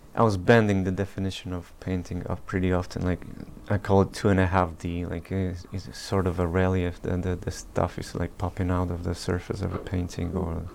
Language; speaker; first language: English; early bilingual, other home language; Polish